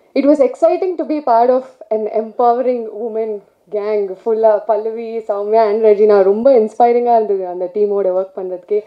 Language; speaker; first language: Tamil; non-native, local second language; Telugu